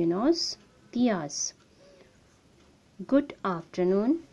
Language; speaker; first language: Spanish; non-native, learner; Hindi